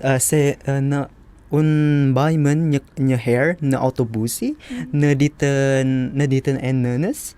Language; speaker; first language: Albanian; non-native, learner; Indonesian